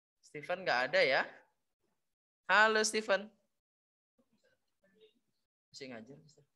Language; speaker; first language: Indonesian; native; Indonesian